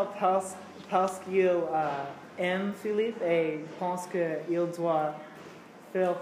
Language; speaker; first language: French; non-native, learner; English